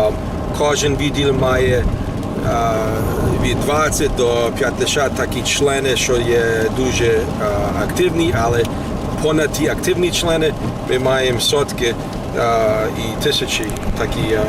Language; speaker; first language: Ukrainian; early bilingual, heritage; Ukrainian